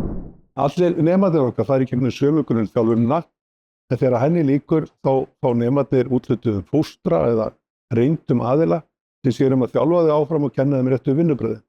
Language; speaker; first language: Icelandic; native; Icelandic